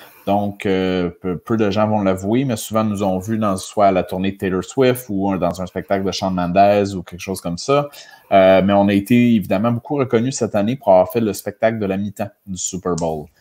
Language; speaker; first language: French; native; French